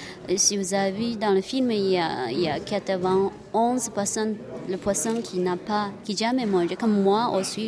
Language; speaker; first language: French; non-native, learner; Japanese